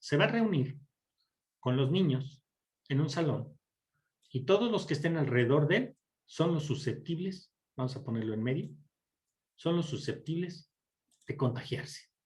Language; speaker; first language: Spanish; native; Spanish